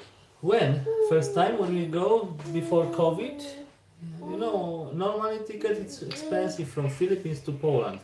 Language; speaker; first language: English; non-native, learner; Polish